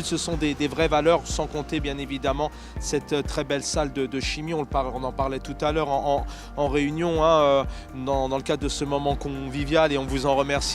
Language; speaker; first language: French; native; French